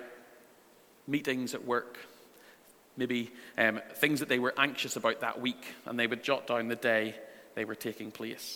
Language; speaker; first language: English; native; English